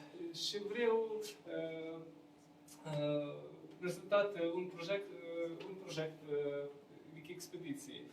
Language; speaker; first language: Romanian; non-native, learner; Ukrainian